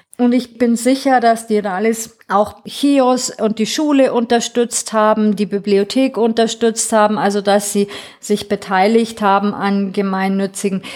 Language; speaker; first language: German; non-native, fluent; Greek